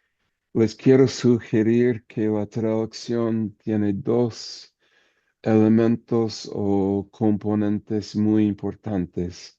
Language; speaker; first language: Spanish; non-native, fluent; English